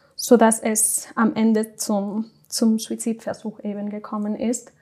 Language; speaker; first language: German; non-native, fluent; Spanish